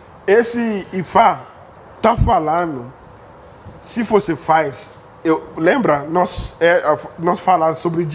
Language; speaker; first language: Portuguese; non-native, learner; Yoruba